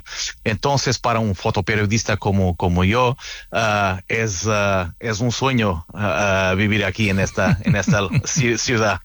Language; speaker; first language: Spanish; non-native, fluent; Portuguese